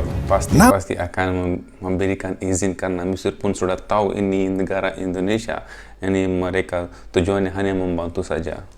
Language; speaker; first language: Indonesian; non-native, fluent; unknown